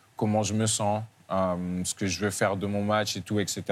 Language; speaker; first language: French; native; French